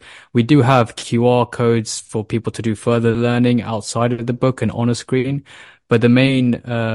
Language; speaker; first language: English; native; English